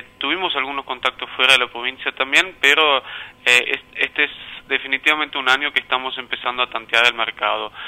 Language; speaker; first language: Spanish; non-native, fluent; German